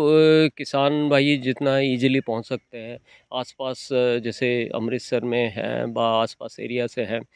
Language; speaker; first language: Hindi; non-native, local second language; Odia